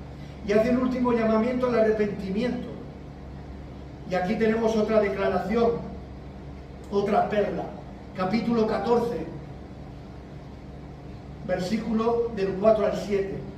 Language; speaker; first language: Spanish; native; Spanish